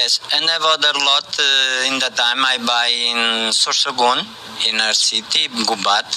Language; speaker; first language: English; non-native, learner; Portuguese